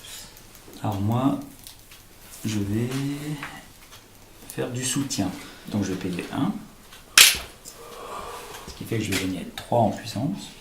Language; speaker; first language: French; native; French